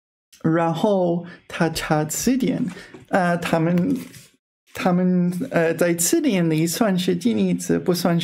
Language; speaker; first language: Chinese; non-native, fluent; English